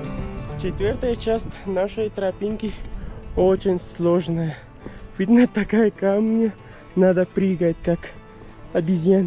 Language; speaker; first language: Russian; non-native, learner; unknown